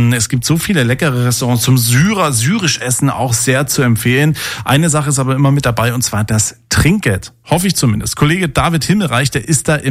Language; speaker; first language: German; native; German